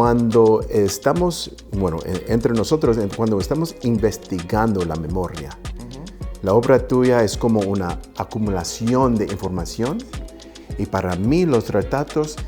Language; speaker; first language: Spanish; early bilingual, heritage; Spanish